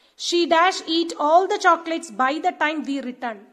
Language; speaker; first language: English; non-native, local second language; Tamil